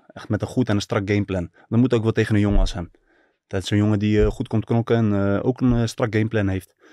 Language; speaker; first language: Dutch; early bilingual, other home language; Turkish